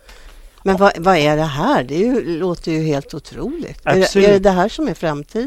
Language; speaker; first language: Swedish; native; Swedish